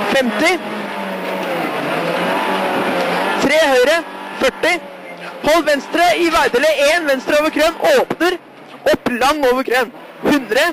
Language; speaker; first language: Norwegian; native; Norwegian